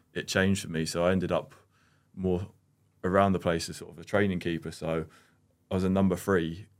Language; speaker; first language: English; native; English